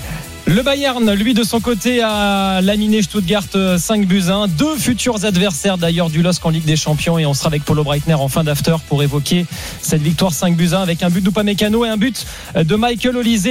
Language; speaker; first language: French; native; French